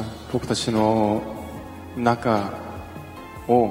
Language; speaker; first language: Japanese; non-native, learner; Korean